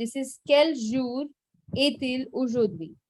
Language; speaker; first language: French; non-native, fluent; Hindi